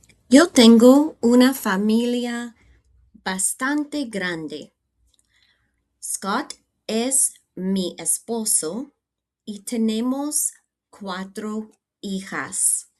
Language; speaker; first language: Spanish; non-native, fluent; English